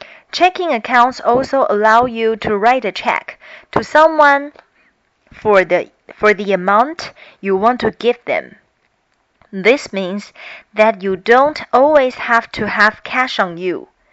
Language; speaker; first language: English; non-native, fluent; Chinese